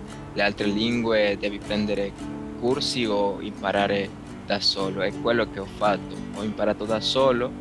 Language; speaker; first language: Italian; non-native, fluent; Spanish